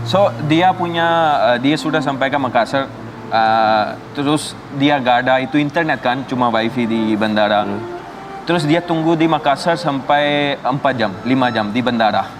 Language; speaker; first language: Indonesian; non-native, fluent; Hindi